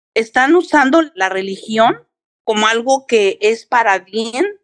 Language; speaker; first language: Spanish; early bilingual, heritage; Spanish